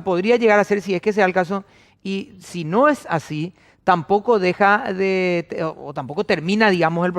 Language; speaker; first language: Spanish; native; Spanish